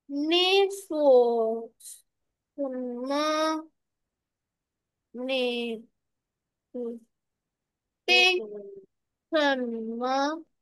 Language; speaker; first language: Chinese; non-native, learner; Indonesian